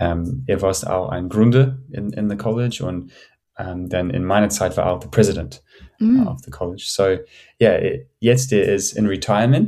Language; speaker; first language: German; non-native, fluent; English